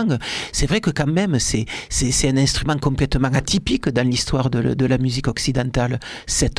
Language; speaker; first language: French; native; French